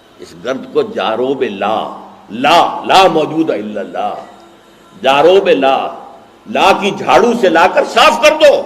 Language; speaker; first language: Urdu; native; Urdu